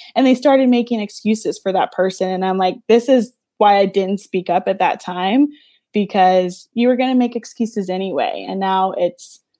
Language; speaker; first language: English; native; English